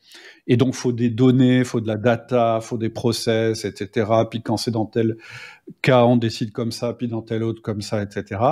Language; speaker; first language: French; native; French